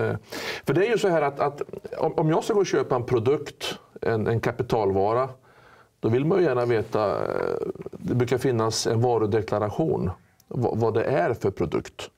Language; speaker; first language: Swedish; native; Swedish